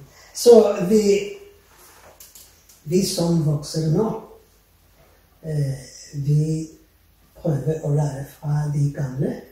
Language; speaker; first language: Norwegian; non-native, fluent; Rundi